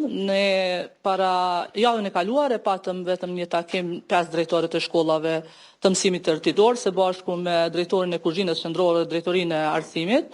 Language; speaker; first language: Albanian; native; Albanian